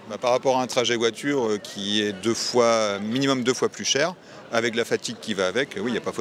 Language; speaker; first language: French; native; French